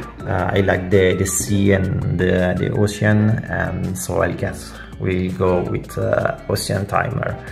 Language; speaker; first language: English; non-native, fluent; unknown